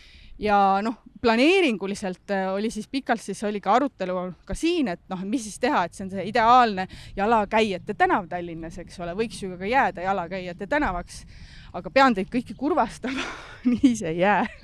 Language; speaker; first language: Estonian; native; Estonian